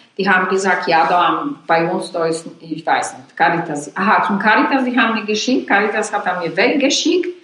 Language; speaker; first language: German; non-native, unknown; Polish